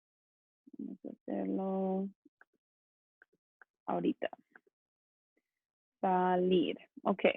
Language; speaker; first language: Spanish; early bilingual, other home language; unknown